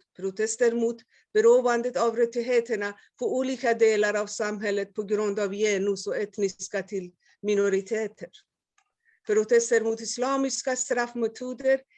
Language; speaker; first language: Swedish; non-native, fluent; Persian